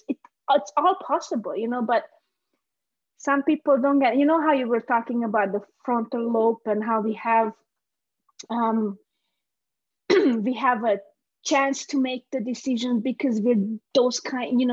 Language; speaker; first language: English; non-native, fluent; Hungarian